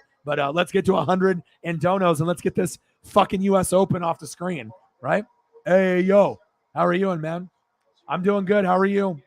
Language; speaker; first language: English; native; English